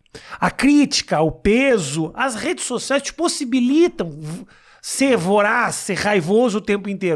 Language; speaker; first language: Portuguese; native; Portuguese